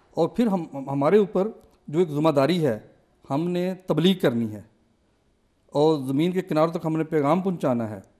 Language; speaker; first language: Urdu; native; Urdu